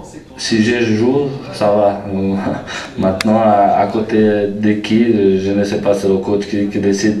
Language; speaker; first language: French; non-native, fluent; Portuguese